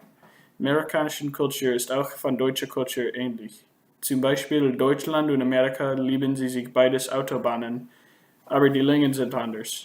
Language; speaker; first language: German; non-native, learner; English